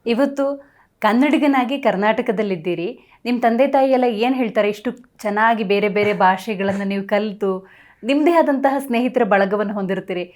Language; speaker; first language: Kannada; native; Kannada